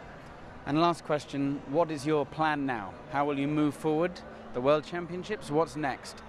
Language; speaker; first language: English; non-native, learner; Spanish